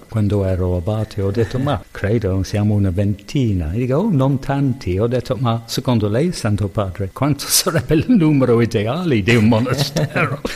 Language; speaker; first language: Italian; non-native, fluent; English